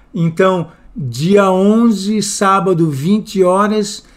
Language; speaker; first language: Portuguese; native; Portuguese